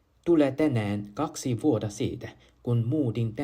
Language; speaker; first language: Finnish; non-native, learner; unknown